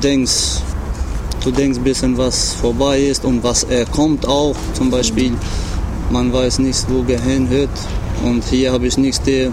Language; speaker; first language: German; non-native, learner; Albanian